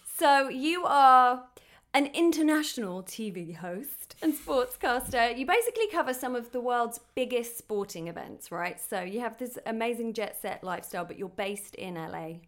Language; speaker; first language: English; native; English